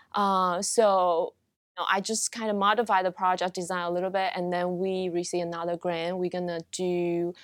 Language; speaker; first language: English; non-native, fluent; Chinese